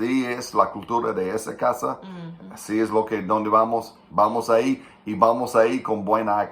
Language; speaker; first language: Spanish; non-native, fluent; English